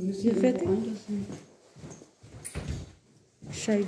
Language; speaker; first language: German; non-native, learner; Bangla